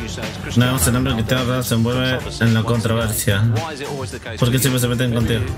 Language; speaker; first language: Spanish; native; Spanish